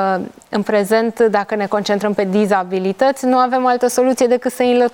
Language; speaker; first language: Romanian; native; Romanian